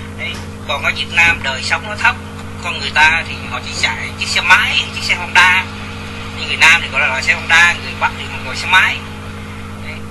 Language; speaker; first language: Vietnamese; native; Vietnamese